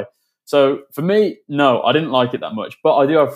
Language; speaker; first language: English; native; English